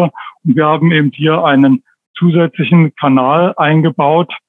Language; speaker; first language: German; native; German